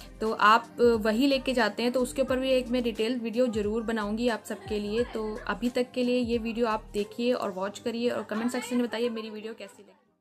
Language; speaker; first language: Hindi; native; Hindi